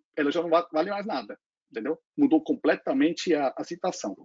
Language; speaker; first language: Portuguese; non-native, fluent; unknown